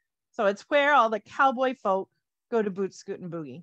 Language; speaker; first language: English; native; English